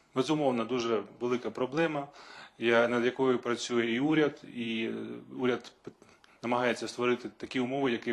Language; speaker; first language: Ukrainian; non-native, local second language; Russian